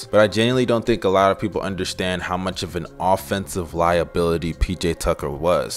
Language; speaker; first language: English; native; English